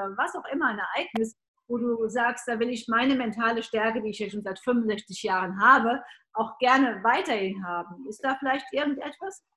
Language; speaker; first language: German; native; German